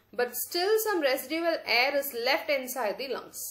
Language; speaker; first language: English; non-native, local second language; Tamil